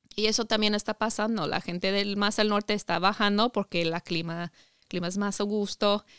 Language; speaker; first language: Spanish; non-native, fluent; English